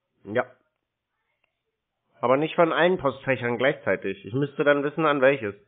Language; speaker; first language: German; native; German